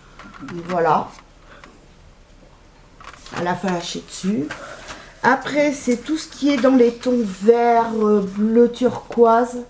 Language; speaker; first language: French; native; French